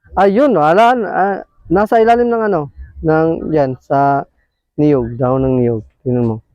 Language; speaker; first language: Filipino; non-native, local second language; Cebuano